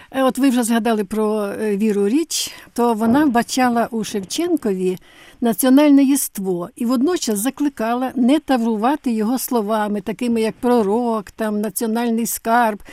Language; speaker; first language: Ukrainian; native; Ukrainian